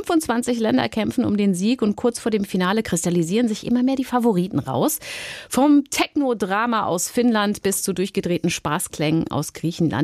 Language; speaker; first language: German; native; German